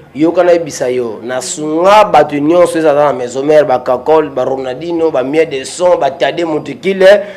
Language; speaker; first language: Lingala; non-native, local second language; Kongo